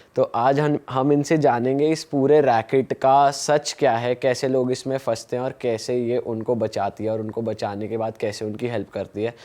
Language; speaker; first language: Hindi; native; Hindi